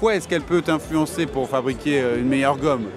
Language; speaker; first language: French; native; French